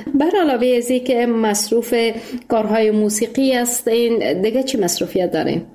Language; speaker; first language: Persian; native; Persian